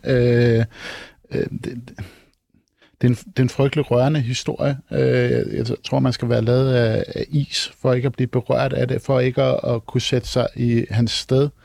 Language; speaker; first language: Danish; native; Danish